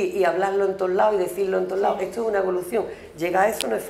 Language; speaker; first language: Spanish; native; Spanish